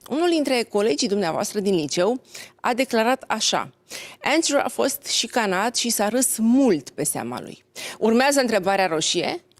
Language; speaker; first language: Romanian; native; Romanian